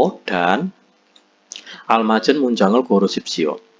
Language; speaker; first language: Korean; non-native, fluent; Indonesian